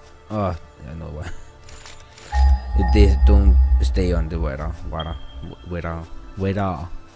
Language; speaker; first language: English; non-native, fluent; Danish